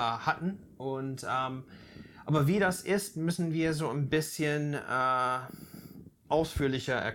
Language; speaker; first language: German; non-native, fluent; English